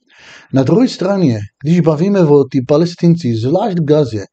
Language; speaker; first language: Czech; non-native, fluent; Hebrew